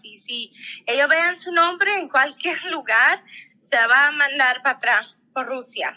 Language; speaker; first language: Spanish; non-native, fluent; Russian